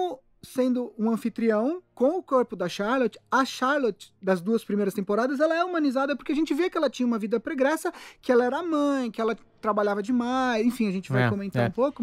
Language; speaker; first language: Portuguese; native; Portuguese